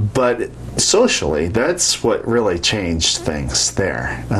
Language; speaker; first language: English; native; English